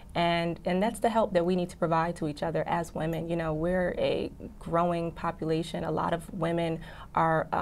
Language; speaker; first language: English; native; English